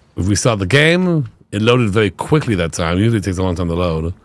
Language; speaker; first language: English; native; English